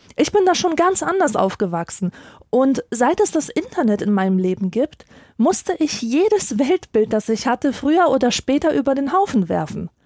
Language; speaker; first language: German; early bilingual, other home language; Polish